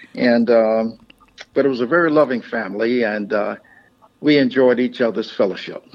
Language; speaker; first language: English; native; English